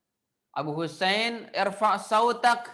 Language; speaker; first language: Arabic; non-native, fluent; Indonesian